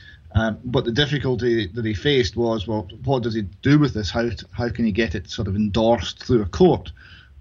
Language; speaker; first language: English; native; English